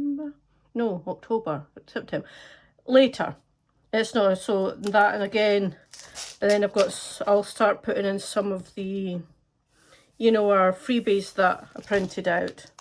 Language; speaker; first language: English; native; English